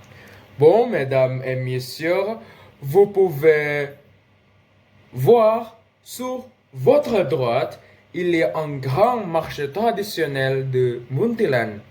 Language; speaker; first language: French; non-native, learner; Indonesian